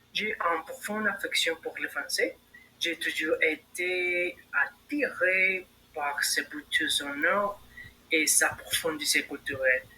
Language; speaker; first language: French; non-native, learner; Spanish